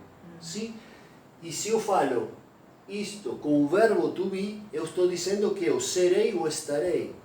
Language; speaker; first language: Portuguese; non-native, fluent; Spanish